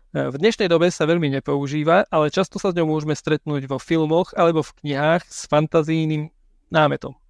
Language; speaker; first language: Slovak; native; Slovak